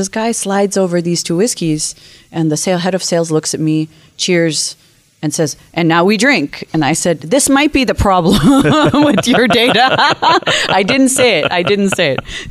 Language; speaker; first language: English; native; English